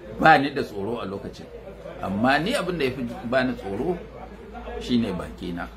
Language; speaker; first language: Hausa; non-native, local second language; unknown